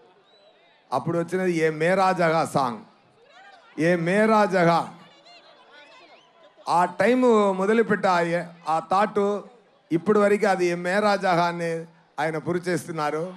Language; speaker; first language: Telugu; non-native, learner; Tamil